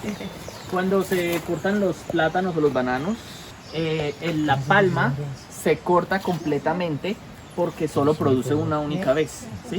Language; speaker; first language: Spanish; native; Spanish